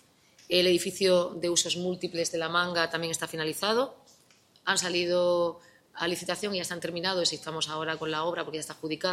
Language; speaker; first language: Spanish; native; Spanish